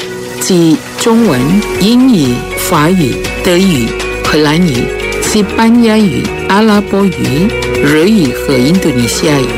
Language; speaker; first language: Chinese; early bilingual, heritage; Chinese